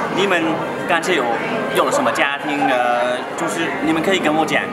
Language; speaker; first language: Chinese; non-native, learner; English